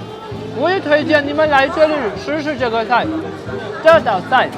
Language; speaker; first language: Chinese; non-native, fluent; Urdu